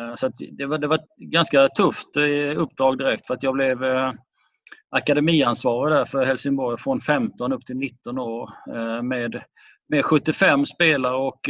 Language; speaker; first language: Swedish; native; Swedish